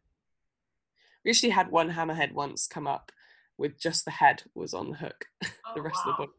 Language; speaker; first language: English; native; English